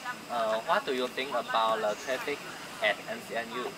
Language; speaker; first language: English; non-native, learner; Chinese